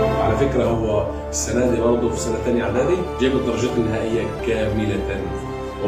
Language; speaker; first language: Arabic; native; Arabic